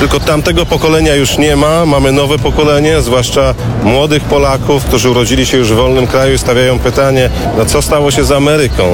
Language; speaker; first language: Polish; native; Polish